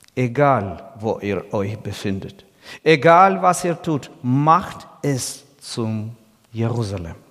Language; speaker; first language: German; non-native, fluent; Russian